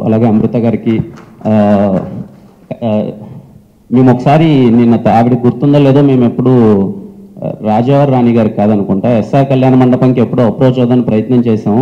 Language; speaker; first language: Telugu; native; Telugu